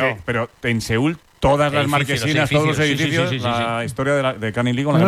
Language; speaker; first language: Spanish; native; Spanish